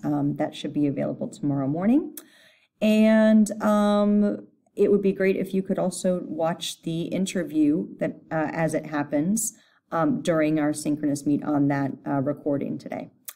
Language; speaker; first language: English; native; English